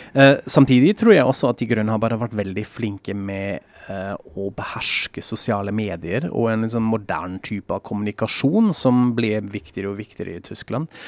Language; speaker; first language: Norwegian; non-native, fluent; German